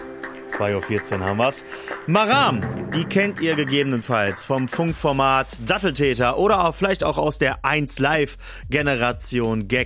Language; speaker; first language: German; native; German